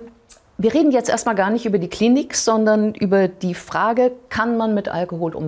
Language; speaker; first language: German; native; German